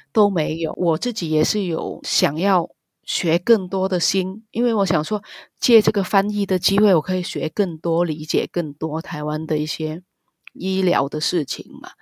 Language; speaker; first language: Chinese; non-native, fluent; Vietnamese